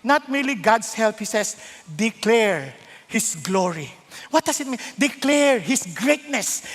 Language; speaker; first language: English; non-native, local second language; Filipino